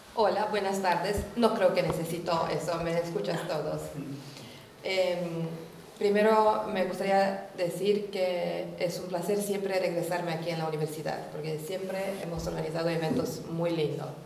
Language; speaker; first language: Spanish; non-native, learner; Romanian